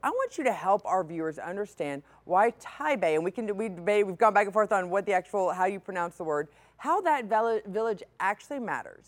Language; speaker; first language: English; native; English